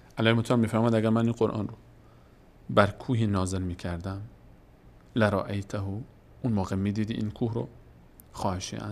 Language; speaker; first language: Persian; native; Persian